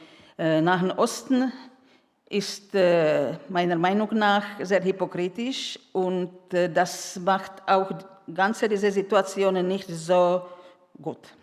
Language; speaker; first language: German; non-native, fluent; Czech